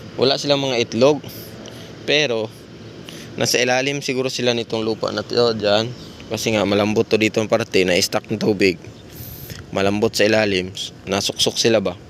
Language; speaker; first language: Filipino; non-native, local second language; Cebuano